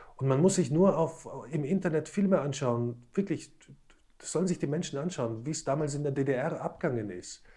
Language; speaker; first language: German; early bilingual, other home language; Slovak